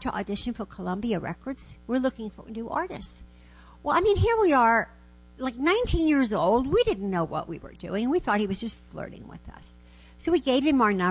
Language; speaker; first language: English; early bilingual, other home language; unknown